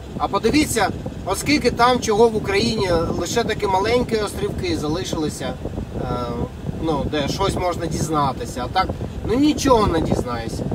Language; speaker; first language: Ukrainian; non-native, local second language; Russian